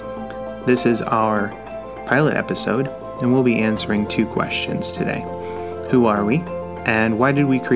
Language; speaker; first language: English; native; English